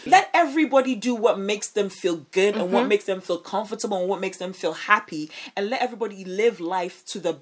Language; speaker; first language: English; non-native, local second language; Akan